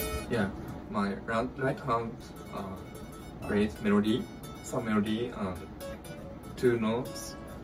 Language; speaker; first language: English; non-native, learner; Japanese